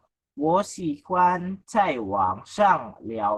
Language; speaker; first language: Chinese; non-native, fluent; Indonesian